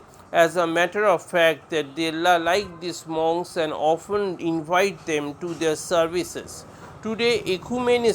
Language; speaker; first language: English; non-native, local second language; Bangla